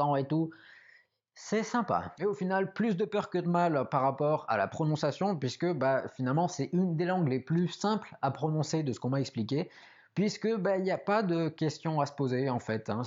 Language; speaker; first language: French; native; French